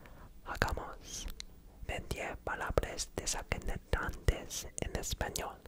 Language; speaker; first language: Spanish; non-native, learner; English